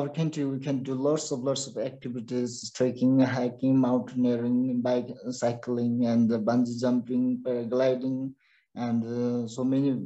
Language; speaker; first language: English; non-native, learner; Sherpa